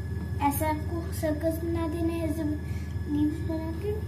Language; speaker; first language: Hindi; native; Hindi